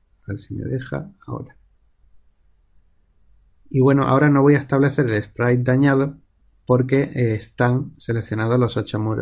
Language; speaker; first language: Spanish; native; Spanish